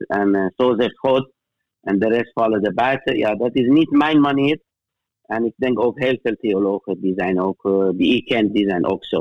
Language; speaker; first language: Dutch; non-native, fluent; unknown